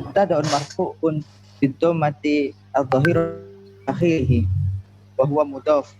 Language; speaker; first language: Arabic; non-native, learner; Indonesian